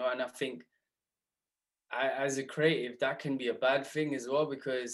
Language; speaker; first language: English; native; English